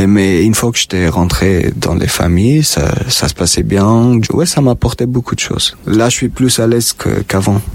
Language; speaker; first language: French; non-native, fluent; Persian